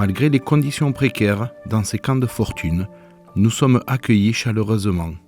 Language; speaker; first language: French; native; French